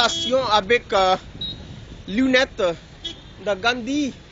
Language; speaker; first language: French; non-native, learner; Hindi